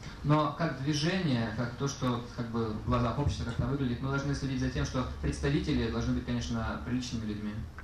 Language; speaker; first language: Russian; native; Russian